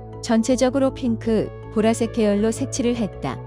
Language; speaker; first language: Korean; native; Korean